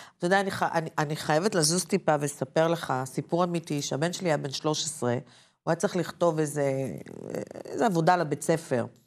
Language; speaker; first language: Hebrew; native; Hebrew